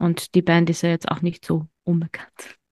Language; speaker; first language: German; native; German